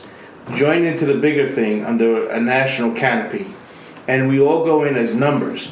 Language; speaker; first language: English; native; English